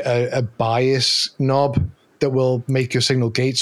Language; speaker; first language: English; native; English